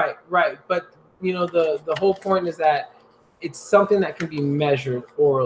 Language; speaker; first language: English; native; English